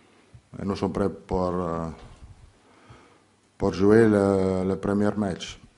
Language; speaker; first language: French; non-native, learner; Italian